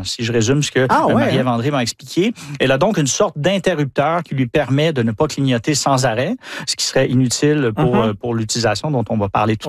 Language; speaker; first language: French; native; French